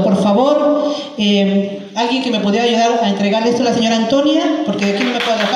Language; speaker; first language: Spanish; native; Spanish